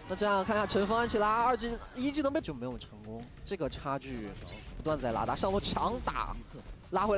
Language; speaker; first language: Chinese; native; Chinese